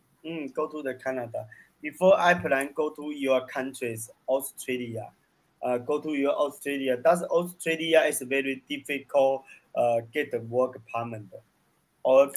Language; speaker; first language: English; non-native, learner; Chinese